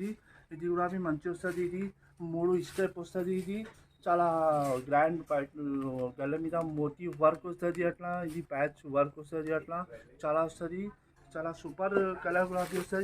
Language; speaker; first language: Telugu; non-native, local second language; Hindi